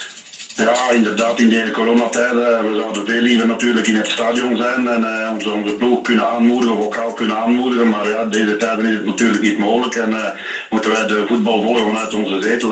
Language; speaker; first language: Dutch; native; Dutch